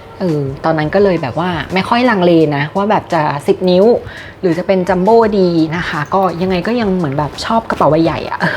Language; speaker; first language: Thai; native; Thai